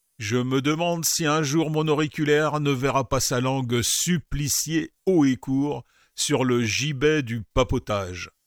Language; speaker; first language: French; native; French